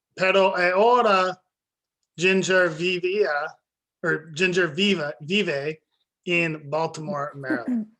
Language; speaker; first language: Spanish; non-native, learner; English